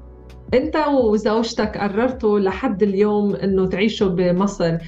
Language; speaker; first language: Arabic; native; Arabic